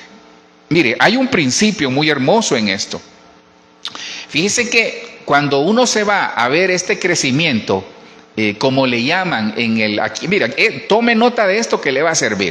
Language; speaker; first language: Spanish; native; Spanish